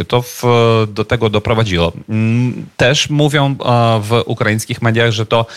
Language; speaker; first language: Polish; non-native, fluent; Ukrainian